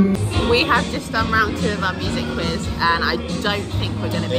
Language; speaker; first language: English; native; English